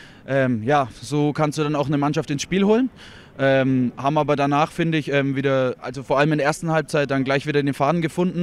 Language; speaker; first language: German; native; German